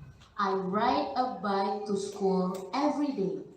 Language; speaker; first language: English; non-native, fluent; Indonesian